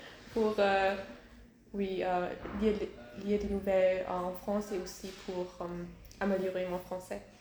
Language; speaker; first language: French; non-native, learner; German